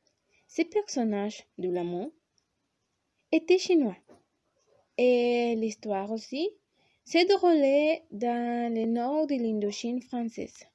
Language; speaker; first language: French; non-native, learner; Spanish